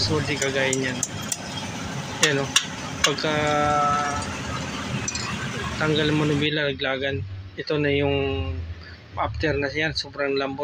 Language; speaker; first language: Filipino; native; Filipino